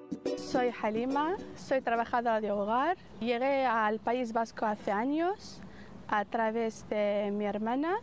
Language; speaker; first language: Spanish; non-native, fluent; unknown